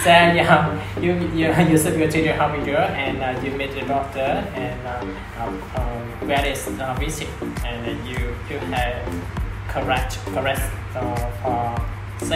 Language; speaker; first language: English; non-native, learner; Vietnamese